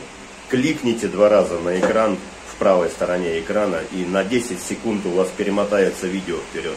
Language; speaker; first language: Russian; native; Russian